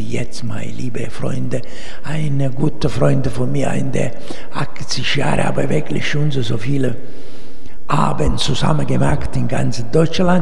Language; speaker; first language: German; non-native, learner; Italian